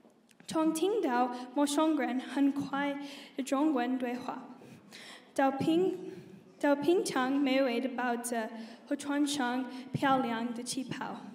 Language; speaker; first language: Chinese; non-native, learner; English